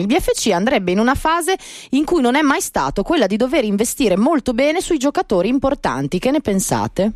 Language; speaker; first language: Italian; native; Italian